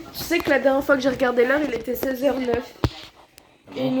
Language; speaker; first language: French; native; French